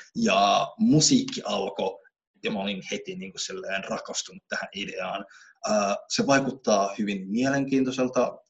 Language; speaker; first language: Finnish; early bilingual, other home language; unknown